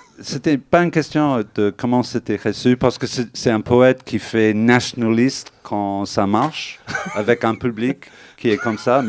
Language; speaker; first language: French; non-native, fluent; English